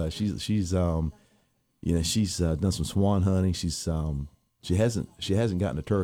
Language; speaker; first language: English; native; English